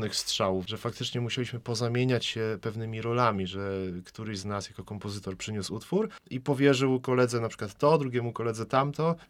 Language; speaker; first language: Polish; native; Polish